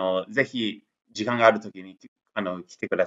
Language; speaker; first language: Japanese; non-native, learner; English